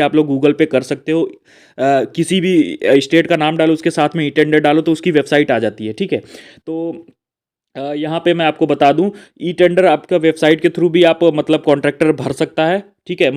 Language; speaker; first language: Hindi; native; Hindi